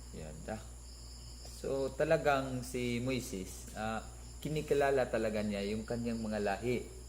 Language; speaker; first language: Filipino; non-native, local second language; Cebuano